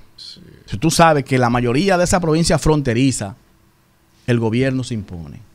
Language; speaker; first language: Spanish; native; Spanish